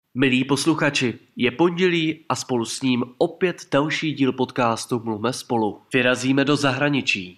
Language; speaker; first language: Czech; native; Czech